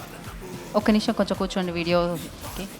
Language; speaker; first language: Telugu; native; Telugu